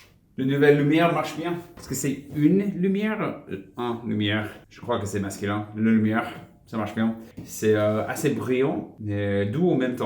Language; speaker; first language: French; non-native, fluent; English